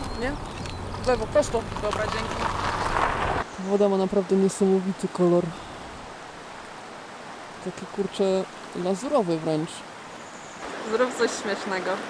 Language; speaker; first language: Polish; native; Polish